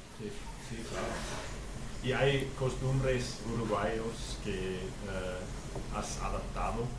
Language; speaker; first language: Spanish; non-native, fluent; English